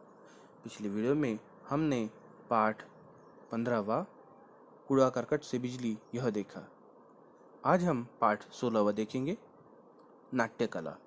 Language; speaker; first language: Hindi; non-native, local second language; Marathi